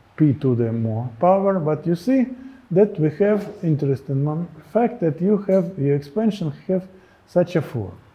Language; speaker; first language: English; non-native, fluent; Russian